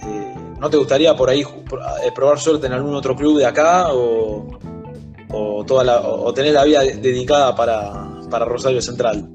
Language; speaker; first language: Spanish; native; Spanish